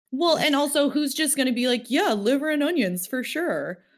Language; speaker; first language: English; early bilingual, other home language; Filipino